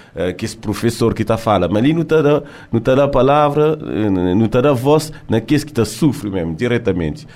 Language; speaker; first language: Portuguese; early bilingual, heritage; French